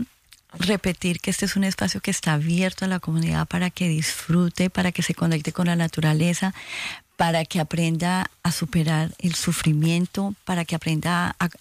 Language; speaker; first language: Spanish; native; Spanish